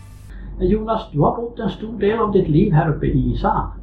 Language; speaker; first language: Swedish; native; Swedish